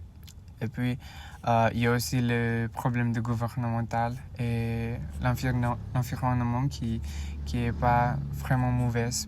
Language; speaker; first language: French; non-native, learner; Indonesian